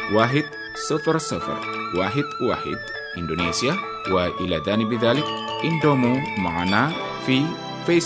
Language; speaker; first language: Arabic; non-native, fluent; Indonesian